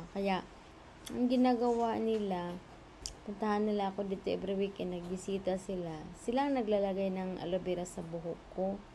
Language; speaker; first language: Filipino; non-native, local second language; Cebuano